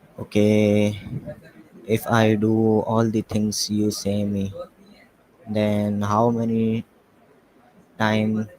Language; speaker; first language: English; non-native, learner; Hindi